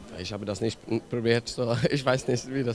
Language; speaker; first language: German; non-native, learner; Swedish